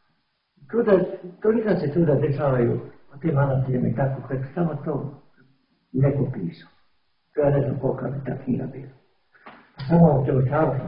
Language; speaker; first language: Serbian; native; Serbian